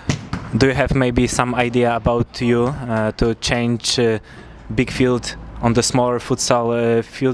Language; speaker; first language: English; non-native, fluent; Polish